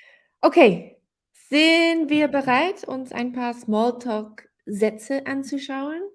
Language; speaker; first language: German; non-native, fluent; English